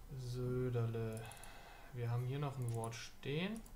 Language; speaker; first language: German; native; German